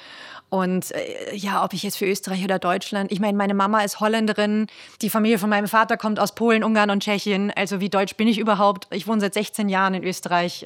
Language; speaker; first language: German; native; German